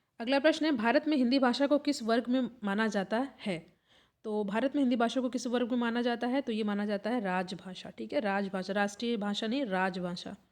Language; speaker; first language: Hindi; native; Hindi